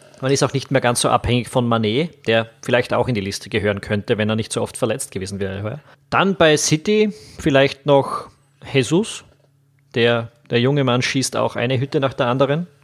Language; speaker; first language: German; native; German